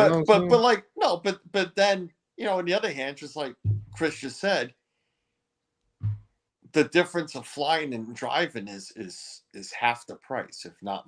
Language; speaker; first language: English; native; English